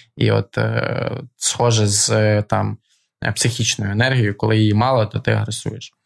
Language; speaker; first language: Ukrainian; non-native, local second language; Russian